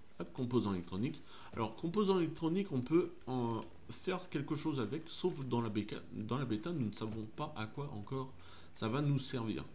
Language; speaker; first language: French; native; French